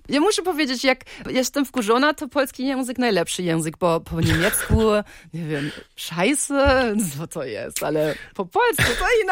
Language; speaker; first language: Polish; early bilingual, heritage; Polish